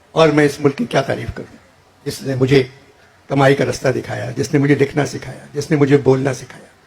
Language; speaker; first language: Urdu; native; Urdu